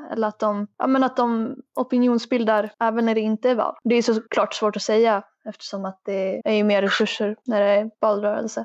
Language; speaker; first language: Swedish; native; Swedish